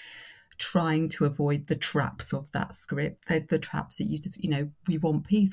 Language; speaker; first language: English; native; English